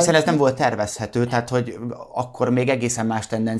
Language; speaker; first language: Hungarian; native; Hungarian